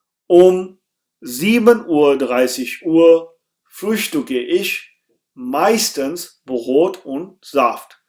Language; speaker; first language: German; non-native, fluent; Urdu